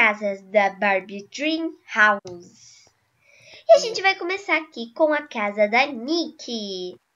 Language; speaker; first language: Portuguese; native; Portuguese